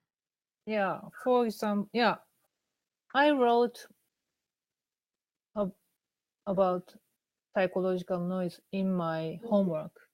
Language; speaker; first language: English; non-native, learner; Japanese